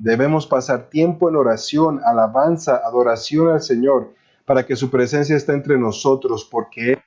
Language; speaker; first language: Spanish; native; Spanish